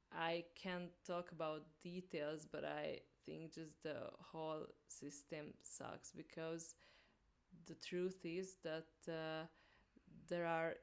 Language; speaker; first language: English; non-native, learner; Hungarian